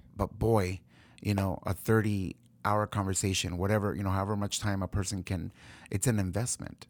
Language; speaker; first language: English; early bilingual, other home language; Spanish